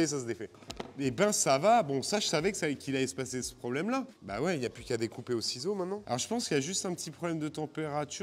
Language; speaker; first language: French; native; French